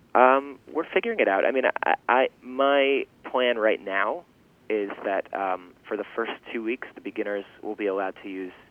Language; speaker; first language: English; early bilingual, other home language; Yiddish